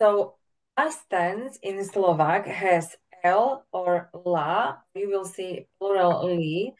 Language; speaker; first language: English; non-native, fluent; Slovak